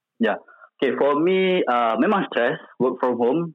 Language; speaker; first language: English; non-native, local second language; Malay